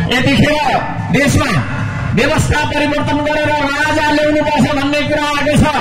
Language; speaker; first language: Nepali; non-native, local second language; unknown